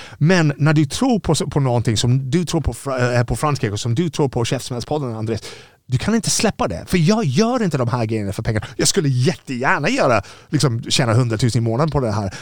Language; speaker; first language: Swedish; non-native, fluent; English